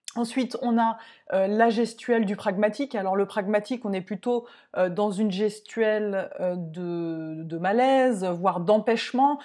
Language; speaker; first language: French; native; French